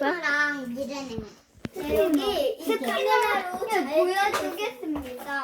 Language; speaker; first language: Korean; native; Korean